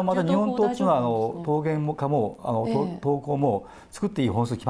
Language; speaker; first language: Japanese; native; Japanese